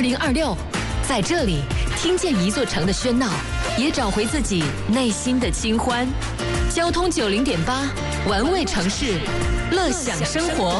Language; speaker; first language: Chinese; native; Chinese